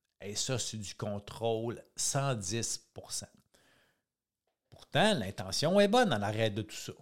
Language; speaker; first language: French; native; French